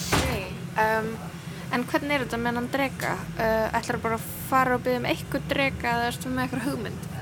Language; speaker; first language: Icelandic; native; Icelandic